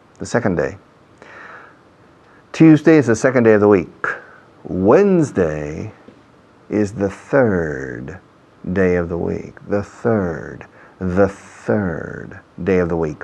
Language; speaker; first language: English; non-native, fluent; Spanish